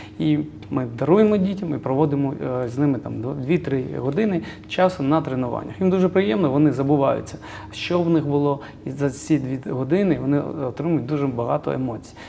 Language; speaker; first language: Ukrainian; early bilingual, other home language; Georgian